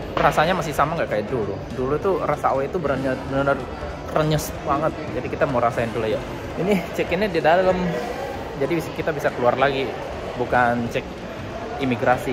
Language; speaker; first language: Indonesian; native; Indonesian